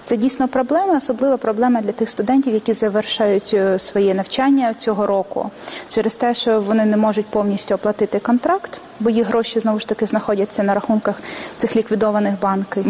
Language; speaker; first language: Ukrainian; native; Ukrainian